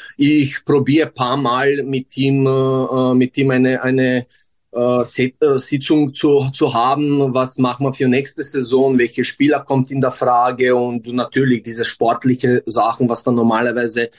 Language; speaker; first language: German; non-native, learner; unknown